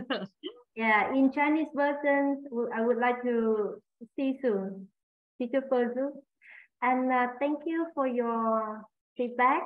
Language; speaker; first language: English; non-native, learner; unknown